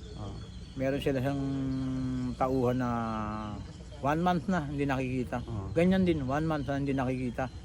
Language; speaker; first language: Filipino; native; Filipino